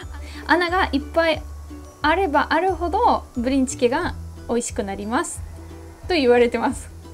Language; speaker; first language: Japanese; non-native, fluent; Russian